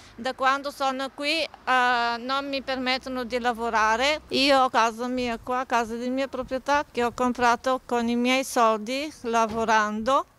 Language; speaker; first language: Italian; non-native, fluent; Bulgarian